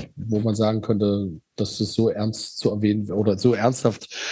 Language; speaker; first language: German; native; German